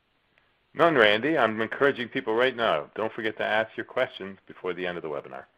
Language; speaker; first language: English; native; English